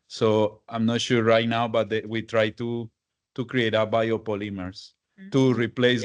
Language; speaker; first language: English; non-native, fluent; Spanish